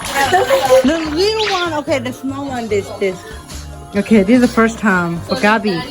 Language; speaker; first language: English; non-native, learner; Thai